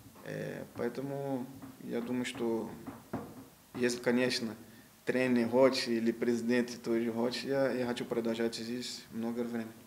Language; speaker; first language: Russian; non-native, learner; Portuguese